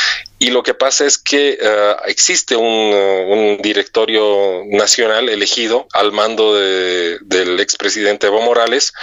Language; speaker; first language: Spanish; native; Spanish